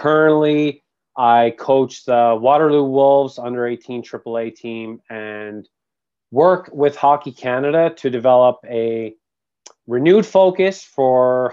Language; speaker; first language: English; native; English